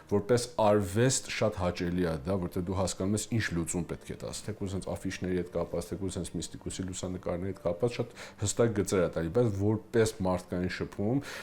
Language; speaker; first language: Armenian; early bilingual, heritage; Armenian